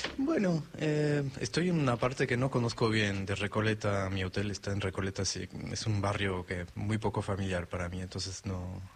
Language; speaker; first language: Spanish; non-native, fluent; French